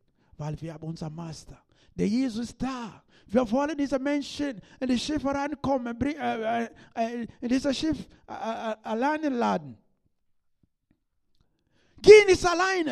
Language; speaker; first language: German; non-native, learner; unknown